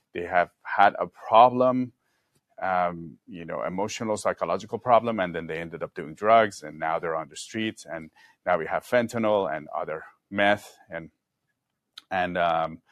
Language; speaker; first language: English; non-native, fluent; Persian